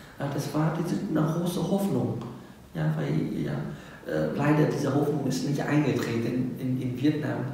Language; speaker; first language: German; non-native, fluent; Vietnamese